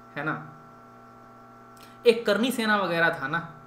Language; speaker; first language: Hindi; native; Hindi